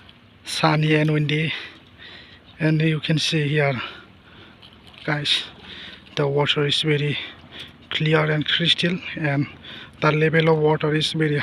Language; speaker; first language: English; non-native, local second language; Assamese